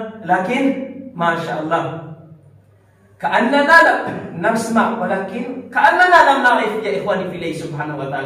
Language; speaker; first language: Arabic; non-native, learner; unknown